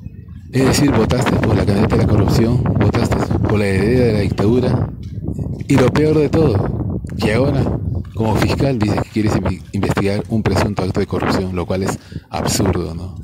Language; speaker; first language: Spanish; native; Spanish